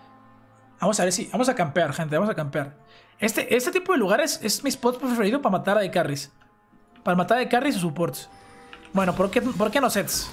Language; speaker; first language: Spanish; native; Spanish